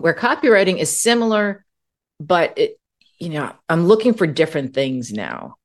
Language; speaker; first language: English; native; English